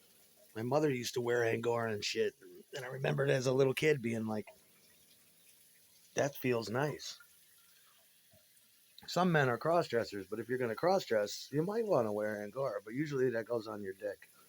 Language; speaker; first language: English; native; English